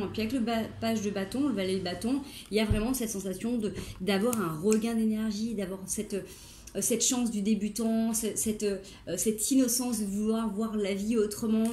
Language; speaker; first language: French; native; French